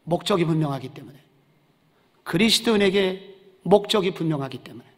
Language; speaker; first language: Korean; native; Korean